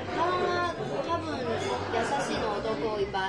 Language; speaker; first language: Japanese; non-native, learner; Chinese